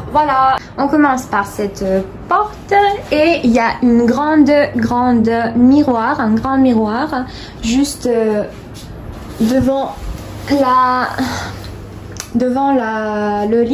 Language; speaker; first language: French; non-native, fluent; Russian